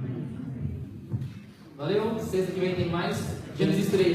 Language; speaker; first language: Portuguese; native; Portuguese